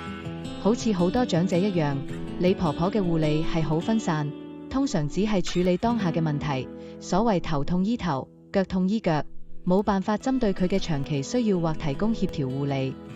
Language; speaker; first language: Cantonese; native; Cantonese